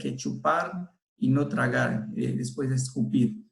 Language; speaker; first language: Spanish; non-native, fluent; Portuguese